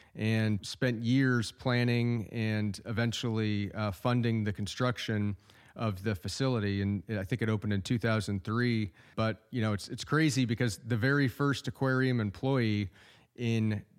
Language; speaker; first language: English; native; English